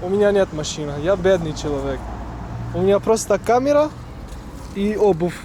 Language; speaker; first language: Russian; non-native, learner; French